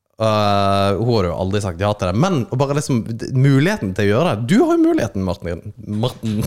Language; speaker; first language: Norwegian; native; Norwegian